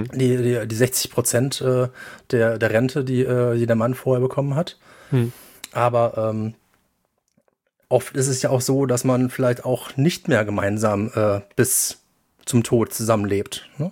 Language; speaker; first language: German; native; German